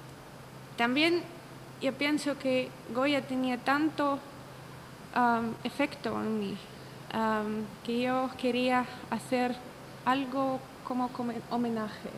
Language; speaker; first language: Spanish; non-native, learner; Russian